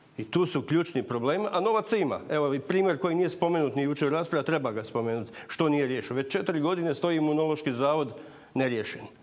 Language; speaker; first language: Croatian; native; Croatian